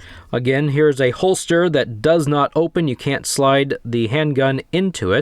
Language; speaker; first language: English; native; English